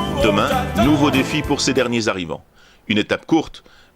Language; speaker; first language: French; native; French